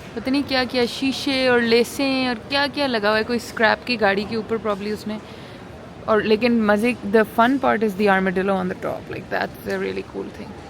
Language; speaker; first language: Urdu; native; Urdu